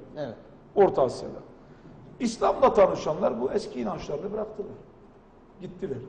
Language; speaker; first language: Turkish; non-native, local second language; Kurdish